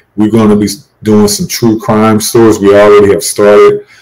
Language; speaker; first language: English; native; English